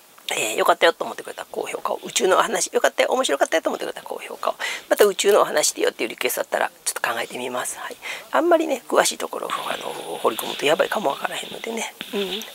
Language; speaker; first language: Japanese; native; Japanese